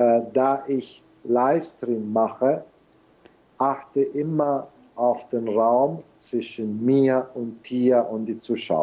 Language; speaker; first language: German; non-native, fluent; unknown